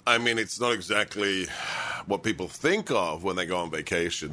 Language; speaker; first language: English; native; English